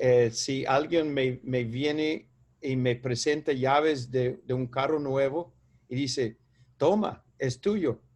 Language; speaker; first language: Spanish; non-native, fluent; English